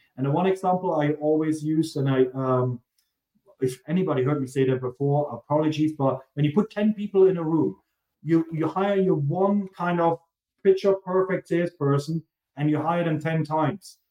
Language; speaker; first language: English; non-native, fluent; German